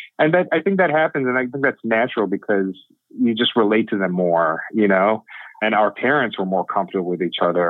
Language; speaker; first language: English; native; English